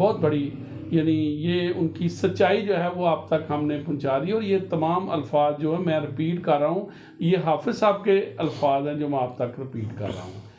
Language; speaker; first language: Urdu; non-native, local second language; Punjabi